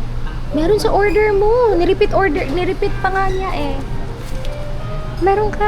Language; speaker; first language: Filipino; native; Filipino